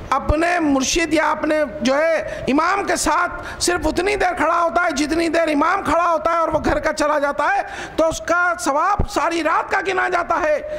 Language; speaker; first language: Urdu; native; Urdu